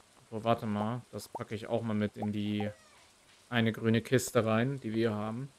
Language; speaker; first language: German; native; German